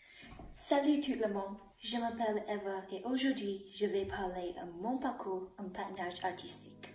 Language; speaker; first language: French; non-native, learner; Chinese